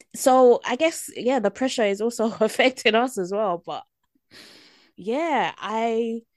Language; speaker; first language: English; native; English